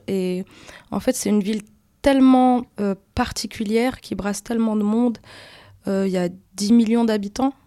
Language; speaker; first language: French; non-native, local second language; Arabic